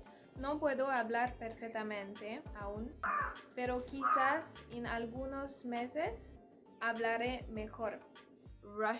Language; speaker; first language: Spanish; non-native, learner; French